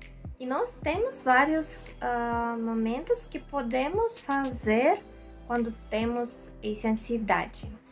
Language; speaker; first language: Portuguese; non-native, learner; Russian